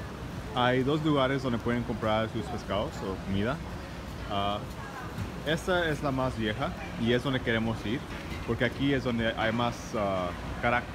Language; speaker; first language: Spanish; early bilingual, heritage; Spanish